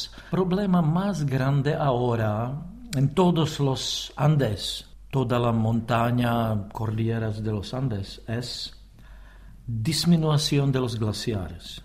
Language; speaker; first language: Spanish; non-native, fluent; Czech